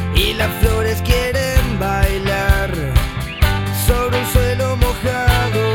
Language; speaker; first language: Spanish; native; Spanish